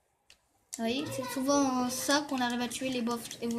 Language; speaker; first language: French; native; French